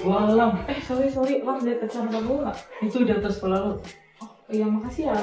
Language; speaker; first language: Indonesian; native; Indonesian